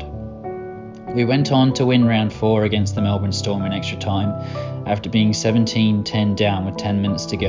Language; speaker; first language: English; native; English